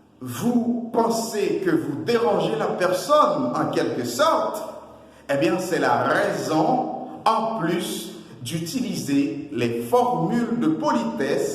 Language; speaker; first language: French; non-native, local second language; Haitian Creole